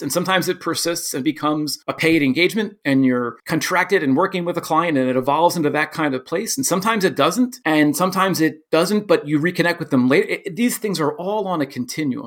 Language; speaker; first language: English; native; English